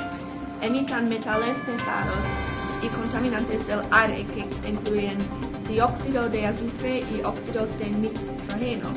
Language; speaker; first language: Spanish; non-native, learner; English